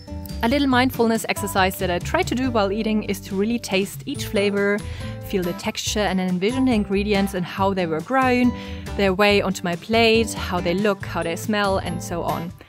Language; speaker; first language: English; non-native, fluent; German